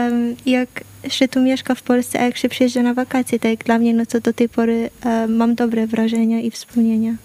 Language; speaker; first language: Polish; early bilingual, heritage; Polish